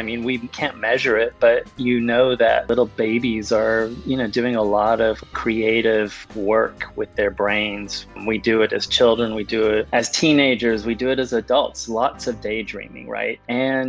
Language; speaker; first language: English; early bilingual, other home language; Spanish